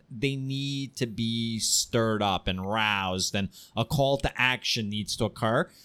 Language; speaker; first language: English; early bilingual, heritage; Ukrainian